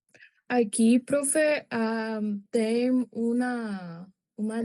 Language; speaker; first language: Portuguese; non-native, learner; Spanish